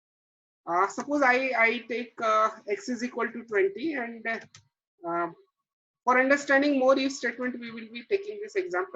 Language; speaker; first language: English; non-native, local second language; Marathi